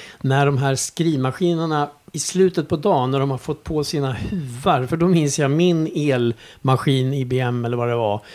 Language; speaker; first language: Swedish; native; Swedish